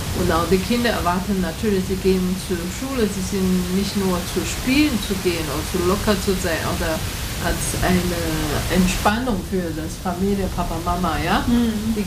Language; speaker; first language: German; non-native, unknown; Chinese